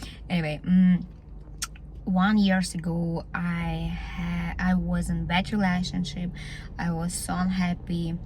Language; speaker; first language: English; non-native, learner; Russian